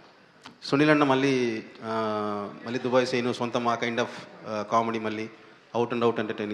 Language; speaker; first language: Telugu; native; Telugu